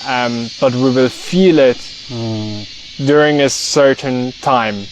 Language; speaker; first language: English; non-native, fluent; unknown